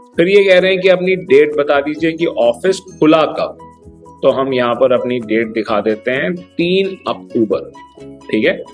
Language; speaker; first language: Hindi; native; Hindi